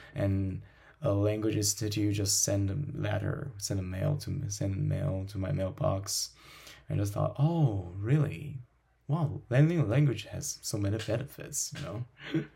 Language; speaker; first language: English; non-native, fluent; Min Nan Chinese